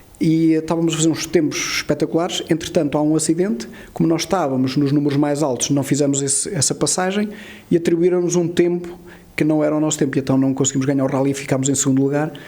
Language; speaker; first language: Portuguese; early bilingual, heritage; Portuguese